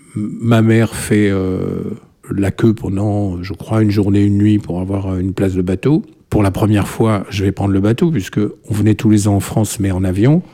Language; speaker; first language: French; native; French